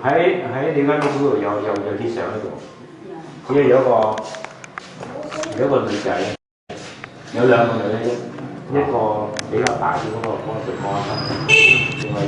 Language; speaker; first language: Cantonese; native; Cantonese